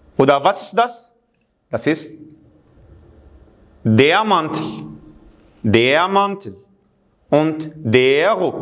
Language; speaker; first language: German; non-native, fluent; Arabic